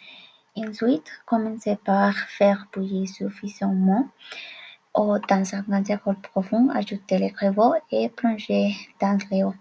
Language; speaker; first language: French; non-native, learner; Spanish